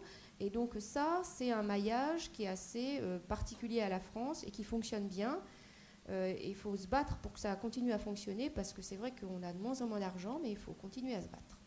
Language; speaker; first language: French; native; French